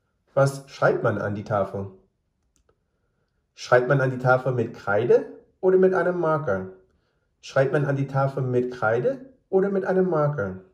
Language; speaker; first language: German; non-native, fluent; English